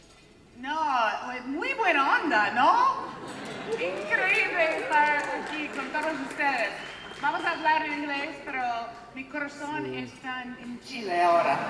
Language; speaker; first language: Spanish; non-native, fluent; English